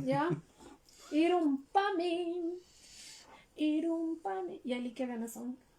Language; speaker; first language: Norwegian; non-native, learner; Spanish